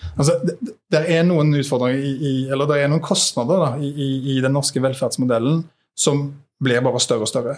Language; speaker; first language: Norwegian; native; Norwegian